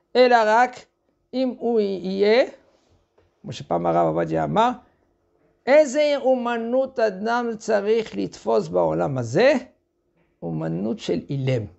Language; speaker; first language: Hebrew; non-native, fluent; French